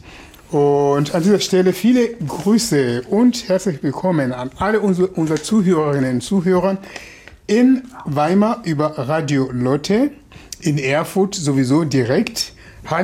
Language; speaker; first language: German; non-native, fluent; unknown